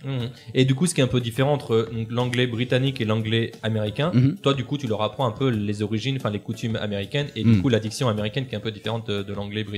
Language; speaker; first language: French; native; French